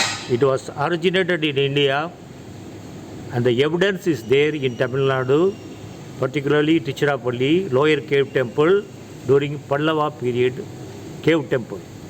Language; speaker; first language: English; non-native, local second language; Tamil